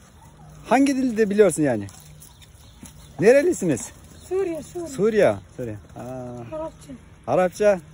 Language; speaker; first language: Turkish; non-native, learner; Kyrgyz